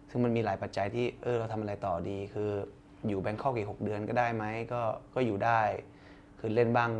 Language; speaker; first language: Thai; early bilingual, other home language; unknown